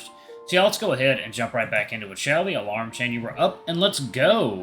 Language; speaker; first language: English; native; English